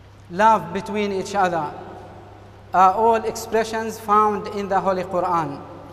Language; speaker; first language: English; non-native, fluent; Arabic